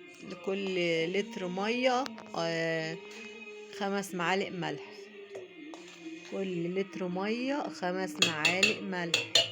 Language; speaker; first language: Arabic; native; Arabic